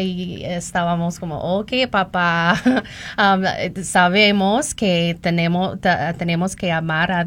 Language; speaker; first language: Spanish; non-native, learner; English